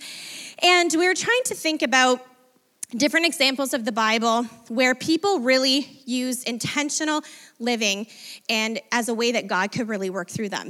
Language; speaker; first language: English; native; English